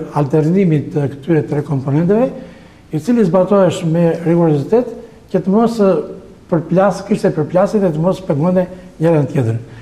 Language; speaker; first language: Albanian; native; Albanian